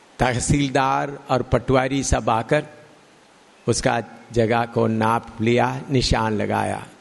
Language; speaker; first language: Hindi; non-native, local second language; Malayalam